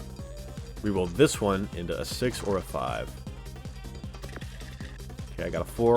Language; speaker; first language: English; native; English